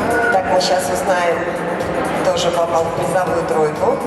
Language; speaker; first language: Russian; native; Russian